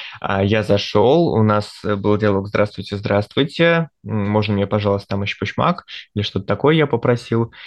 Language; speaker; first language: Russian; native; Russian